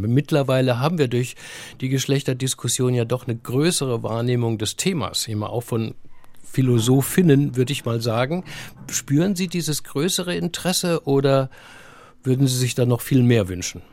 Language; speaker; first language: German; native; German